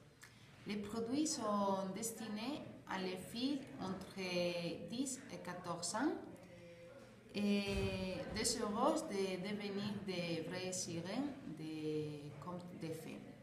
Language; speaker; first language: French; non-native, learner; Spanish